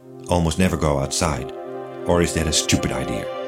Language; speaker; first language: English; non-native, fluent; Dutch